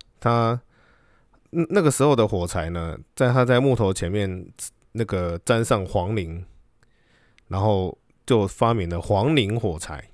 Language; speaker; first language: Chinese; native; Chinese